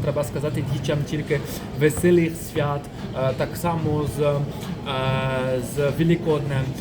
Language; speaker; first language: Ukrainian; non-native, fluent; French